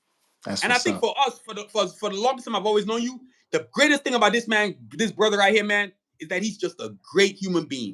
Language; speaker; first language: English; native; English